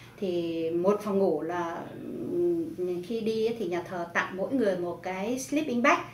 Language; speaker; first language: Vietnamese; native; Vietnamese